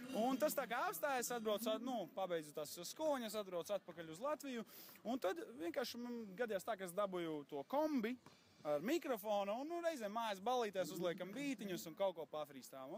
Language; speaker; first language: Latvian; native; Latvian